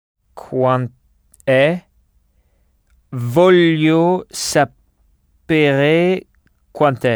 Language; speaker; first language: Italian; non-native, learner; French